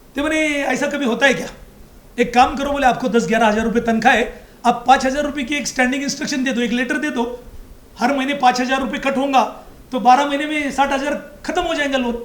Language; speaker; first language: Hindi; non-native, local second language; Marathi